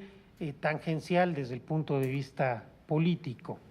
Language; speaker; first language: Spanish; native; Spanish